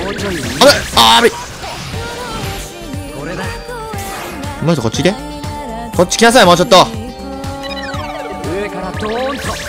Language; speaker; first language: Japanese; native; Japanese